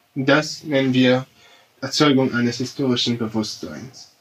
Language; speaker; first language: German; non-native, fluent; Arabic